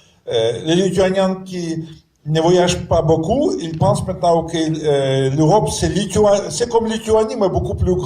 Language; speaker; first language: French; non-native, fluent; Russian